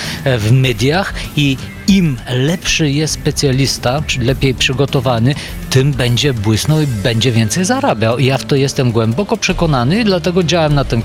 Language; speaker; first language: Polish; non-native, fluent; Bulgarian